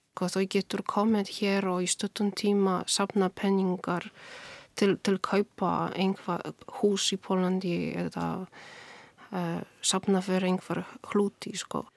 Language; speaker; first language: Icelandic; non-native, learner; Polish